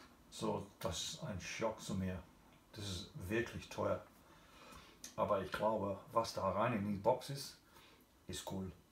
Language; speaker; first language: German; non-native, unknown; English